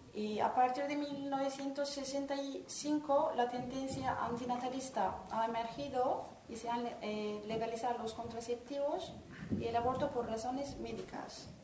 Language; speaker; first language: Spanish; non-native, fluent; Turkish